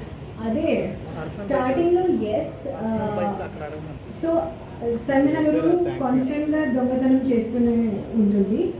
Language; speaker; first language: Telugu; non-native, learner; Hindi